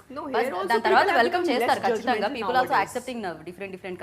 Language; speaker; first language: Telugu; native; Telugu